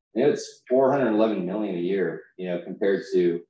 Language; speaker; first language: English; native; English